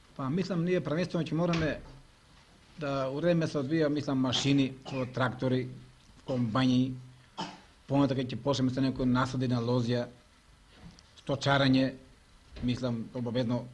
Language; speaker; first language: Macedonian; native; Macedonian